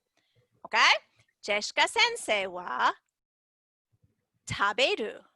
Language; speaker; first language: Japanese; non-native, fluent; English